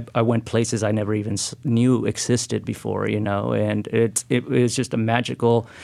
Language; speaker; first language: English; non-native, fluent; Spanish